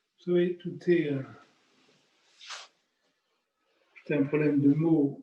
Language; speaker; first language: French; native; French